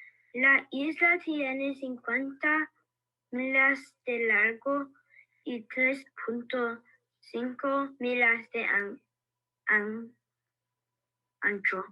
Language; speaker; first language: Spanish; non-native, learner; English